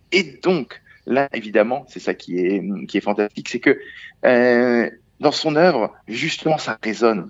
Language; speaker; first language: French; native; French